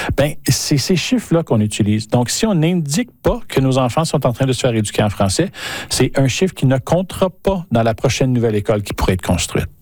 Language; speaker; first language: French; native; French